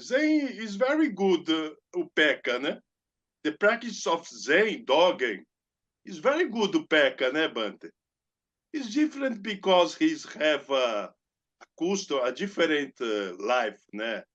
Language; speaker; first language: English; non-native, learner; Portuguese